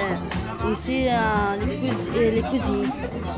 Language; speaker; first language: French; non-native, learner; Romanian